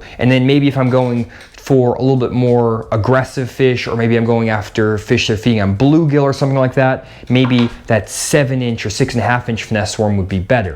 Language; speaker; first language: English; native; English